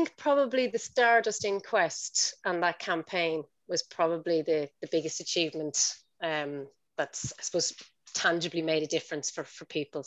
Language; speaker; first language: English; native; English